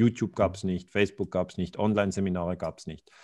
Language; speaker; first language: German; native; German